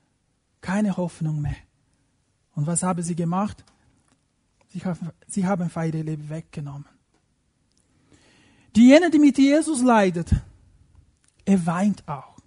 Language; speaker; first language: German; non-native, fluent; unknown